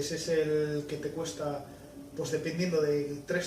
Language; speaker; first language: Spanish; native; Spanish